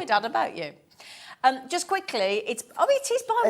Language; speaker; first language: English; native; English